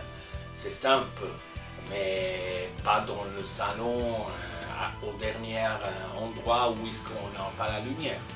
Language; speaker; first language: French; non-native, local second language; German